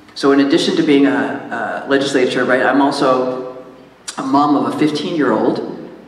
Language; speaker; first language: English; native; English